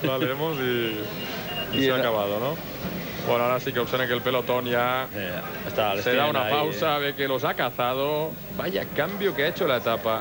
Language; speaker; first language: Spanish; native; Spanish